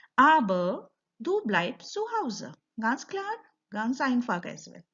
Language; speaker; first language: German; non-native, fluent; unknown